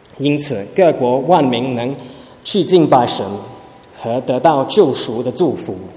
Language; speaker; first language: Chinese; early bilingual, heritage; Chinese